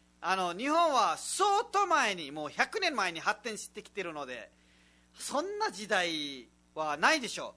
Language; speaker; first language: Japanese; non-native, fluent; Nepali